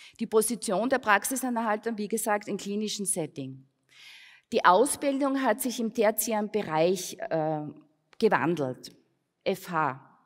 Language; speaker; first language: German; native; German